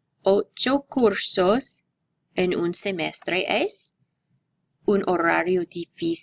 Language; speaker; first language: Spanish; non-native, fluent; English